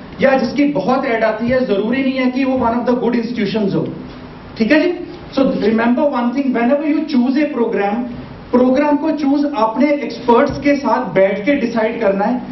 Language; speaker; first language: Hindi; non-native, local second language; Punjabi